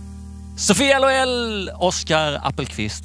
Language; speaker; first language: Swedish; native; Swedish